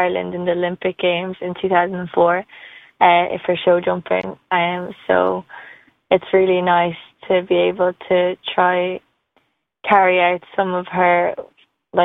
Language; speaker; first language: English; native; English